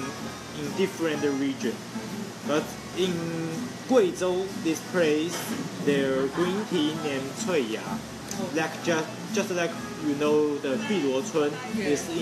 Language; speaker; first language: English; non-native, learner; Chinese